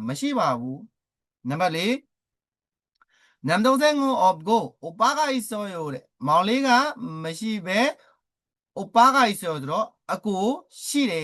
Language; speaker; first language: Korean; non-native, fluent; Burmese